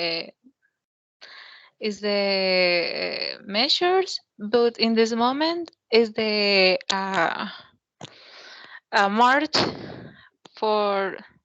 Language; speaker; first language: English; non-native, learner; Spanish